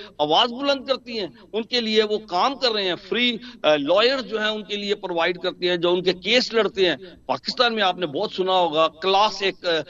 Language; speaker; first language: Urdu; non-native, local second language; Punjabi